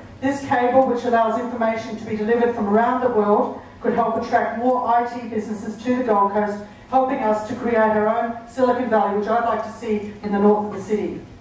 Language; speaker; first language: English; native; English